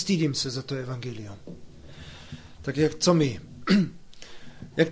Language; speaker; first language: Czech; non-native, fluent; German